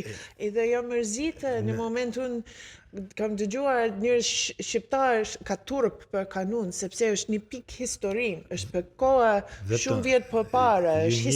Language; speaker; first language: Albanian; non-native, learner; English